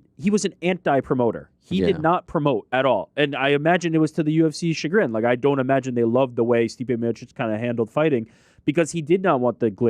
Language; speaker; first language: English; native; English